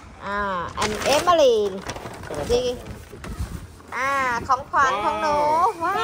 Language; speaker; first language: Dutch; non-native, learner; Thai